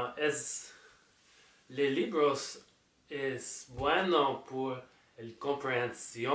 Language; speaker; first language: Spanish; non-native, learner; English